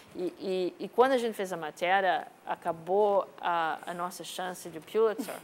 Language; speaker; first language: Portuguese; non-native, fluent; English